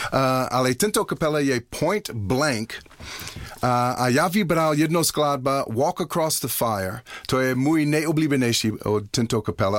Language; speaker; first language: Czech; non-native, learner; English